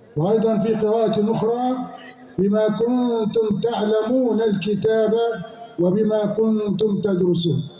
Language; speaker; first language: Arabic; native; Arabic